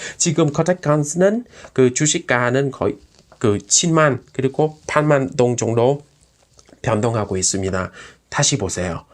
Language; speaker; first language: Korean; non-native, fluent; Vietnamese